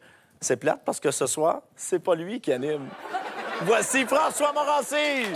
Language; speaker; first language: French; native; French